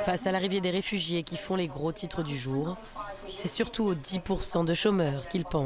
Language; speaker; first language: French; native; French